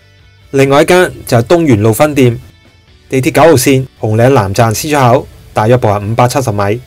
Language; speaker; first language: Chinese; non-native, local second language; Cantonese